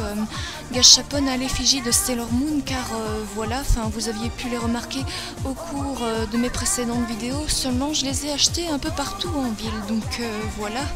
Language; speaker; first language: French; native; French